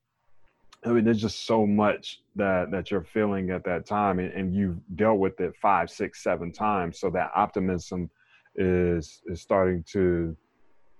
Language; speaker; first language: English; native; English